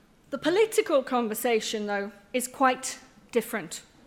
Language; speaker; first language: English; native; English